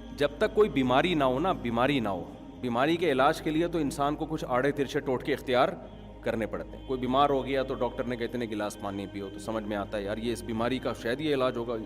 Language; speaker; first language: Urdu; native; Urdu